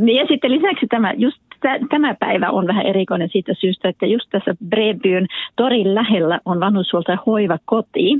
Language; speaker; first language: Finnish; early bilingual, heritage; Finnish